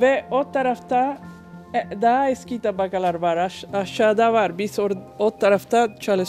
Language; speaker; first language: Turkish; non-native, learner; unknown